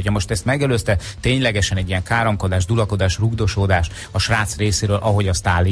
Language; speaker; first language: Hungarian; native; Hungarian